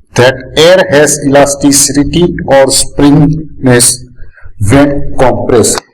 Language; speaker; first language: English; non-native, local second language; Gujarati